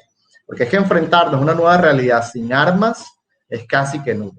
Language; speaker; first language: Spanish; native; Spanish